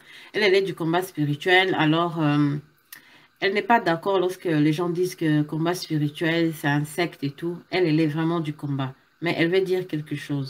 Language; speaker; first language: French; non-native, local second language; Lingala